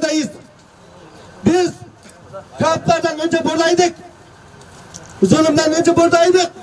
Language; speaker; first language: Turkish; non-native, fluent; Uyghur